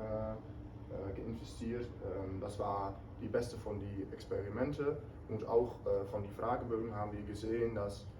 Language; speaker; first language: German; non-native, learner; Dutch